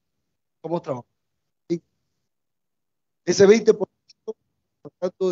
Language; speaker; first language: Spanish; native; Spanish